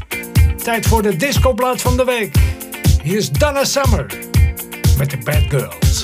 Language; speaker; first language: Dutch; native; Dutch